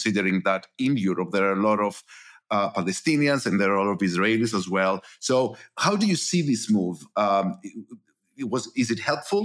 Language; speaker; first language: English; non-native, fluent; Greek